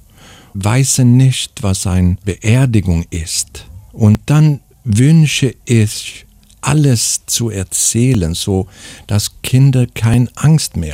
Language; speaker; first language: German; non-native, fluent; Swedish